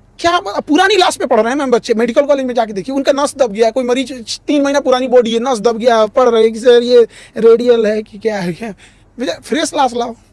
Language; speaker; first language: Hindi; native; Hindi